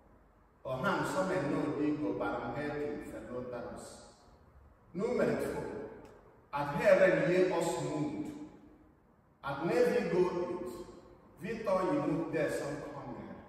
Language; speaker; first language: Swedish; non-native, fluent; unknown